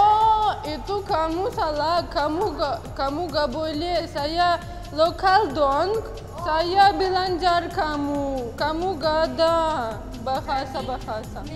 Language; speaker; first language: Indonesian; non-native, learner; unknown